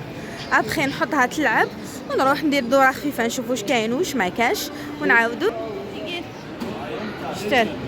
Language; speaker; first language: Arabic; native; Arabic